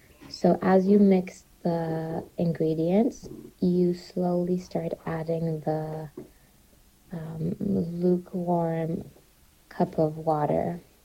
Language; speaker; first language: English; non-native, fluent; Turkish